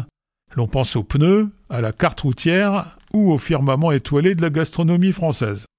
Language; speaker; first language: French; native; French